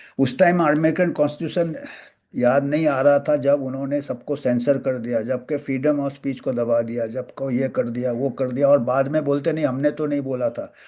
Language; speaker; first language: Hindi; non-native, local second language; Bangla